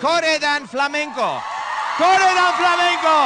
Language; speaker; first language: Turkish; non-native, learner; Spanish